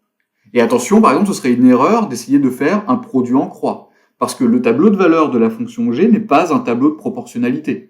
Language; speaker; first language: French; native; French